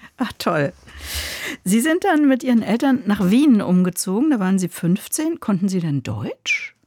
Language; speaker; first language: German; native; German